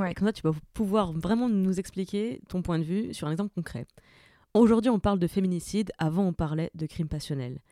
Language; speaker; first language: French; native; French